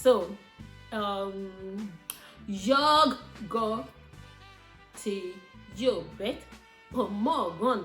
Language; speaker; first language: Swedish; non-native, learner; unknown